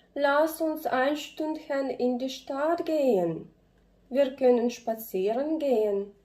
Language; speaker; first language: German; non-native, fluent; Ukrainian